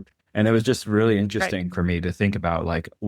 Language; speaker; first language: English; native; English